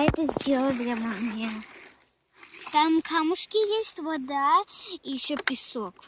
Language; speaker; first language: Russian; early bilingual, heritage; Russian